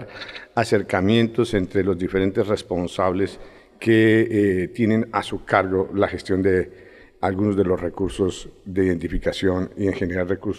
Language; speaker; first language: Spanish; native; Spanish